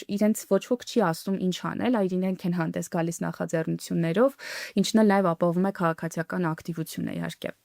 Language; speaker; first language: Armenian; native; Armenian